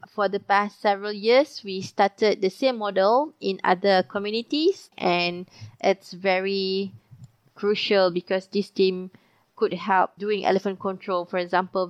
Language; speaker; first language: English; non-native, local second language; Malay